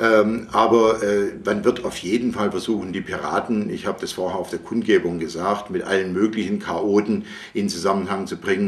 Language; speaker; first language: German; native; German